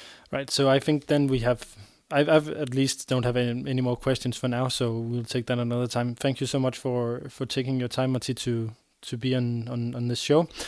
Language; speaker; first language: English; non-native, fluent; Danish